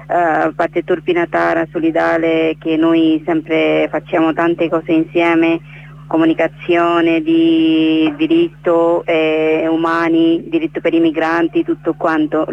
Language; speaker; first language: Italian; non-native, learner; Bangla